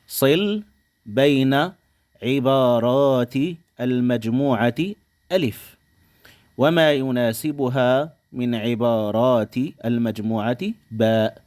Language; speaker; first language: Arabic; non-native, fluent; Indonesian